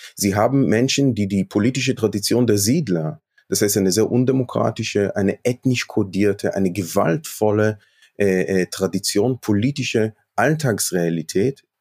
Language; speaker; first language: German; non-native, fluent; Hebrew